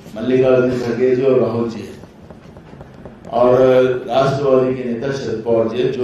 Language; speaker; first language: Hindi; non-native, local second language; Marathi